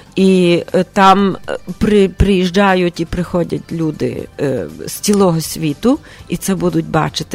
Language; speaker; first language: Ukrainian; early bilingual, heritage; Ukrainian